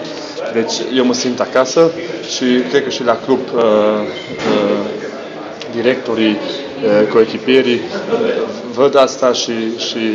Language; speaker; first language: Romanian; non-native, local second language; Hungarian